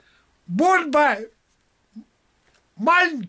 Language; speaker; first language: Russian; native; Russian